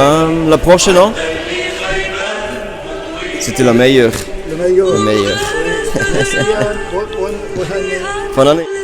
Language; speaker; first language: French; non-native, learner; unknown